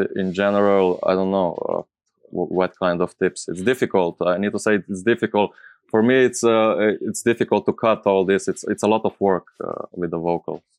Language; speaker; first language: English; non-native, fluent; Slovenian